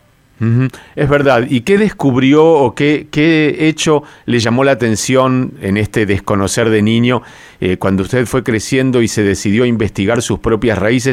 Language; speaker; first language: Spanish; native; Spanish